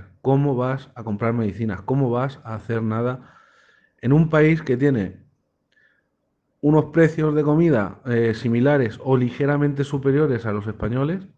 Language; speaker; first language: Spanish; native; Spanish